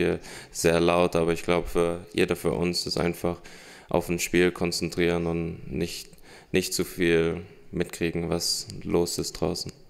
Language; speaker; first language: German; early bilingual, heritage; German